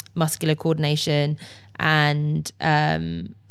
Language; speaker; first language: English; native; English